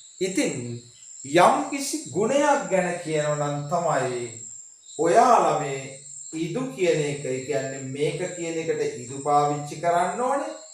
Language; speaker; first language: Sinhala; non-native, local second language; Tamil